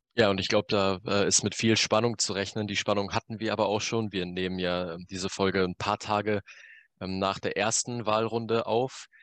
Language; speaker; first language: German; native; German